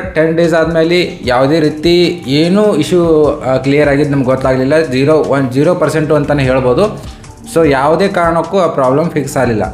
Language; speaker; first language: Kannada; native; Kannada